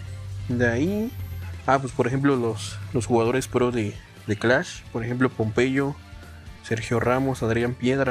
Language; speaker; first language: Spanish; native; Spanish